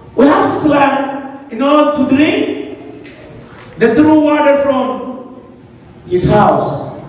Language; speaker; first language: English; non-native, learner; Amharic